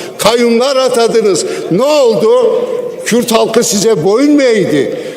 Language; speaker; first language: Turkish; non-native, local second language; Kurdish